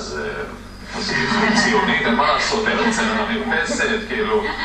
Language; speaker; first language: Hebrew; native; Hebrew